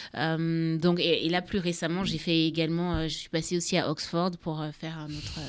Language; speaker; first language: French; native; French